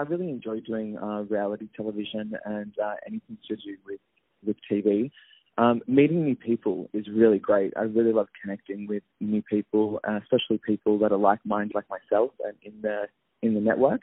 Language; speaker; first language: English; native; English